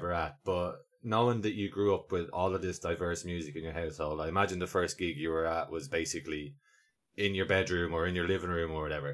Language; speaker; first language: English; native; English